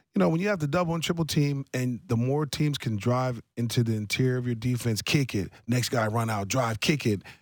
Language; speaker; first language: English; native; English